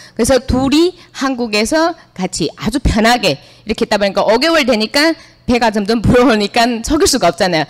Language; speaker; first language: Korean; native; Korean